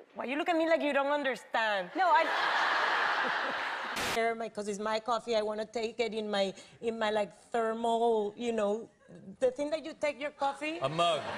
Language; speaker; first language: English; non-native, fluent; Spanish